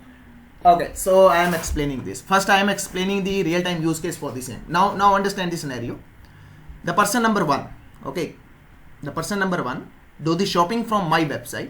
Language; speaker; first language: English; non-native, local second language; Hindi